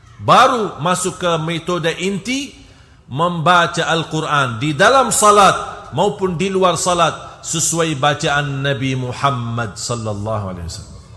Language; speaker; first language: Malay; non-native, fluent; Arabic